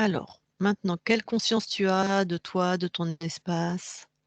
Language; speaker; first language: French; native; French